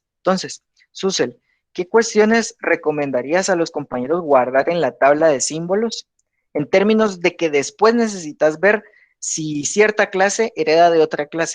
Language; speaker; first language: Spanish; native; Spanish